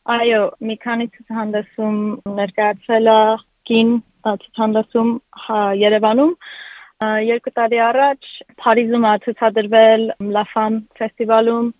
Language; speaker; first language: Armenian; early bilingual, heritage; Armenian